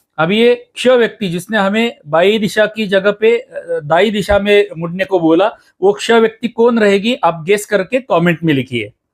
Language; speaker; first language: Hindi; non-native, local second language; Marathi